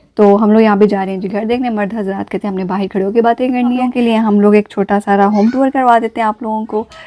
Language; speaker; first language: Urdu; native; Urdu